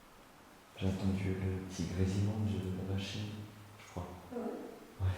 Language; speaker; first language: French; native; French